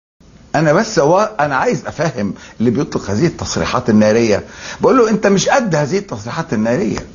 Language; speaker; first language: Arabic; native; Arabic